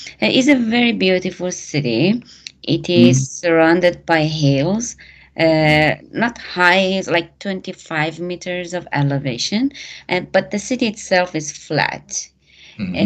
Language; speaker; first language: English; non-native, fluent; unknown